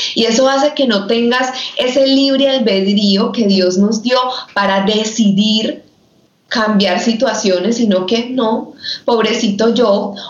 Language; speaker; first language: Spanish; native; Spanish